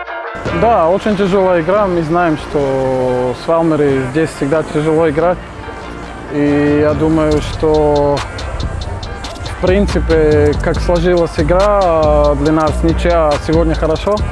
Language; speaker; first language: Russian; non-native, fluent; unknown